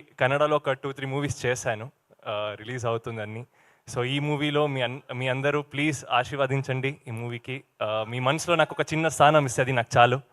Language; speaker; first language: Telugu; non-native, learner; Kannada